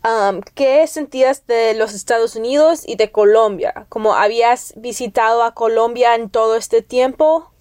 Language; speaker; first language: Spanish; early bilingual, heritage; English